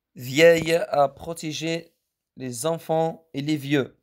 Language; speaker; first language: French; non-native, local second language; Arabic